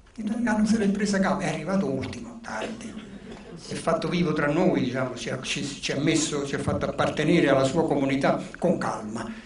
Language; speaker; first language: Italian; non-native, local second language; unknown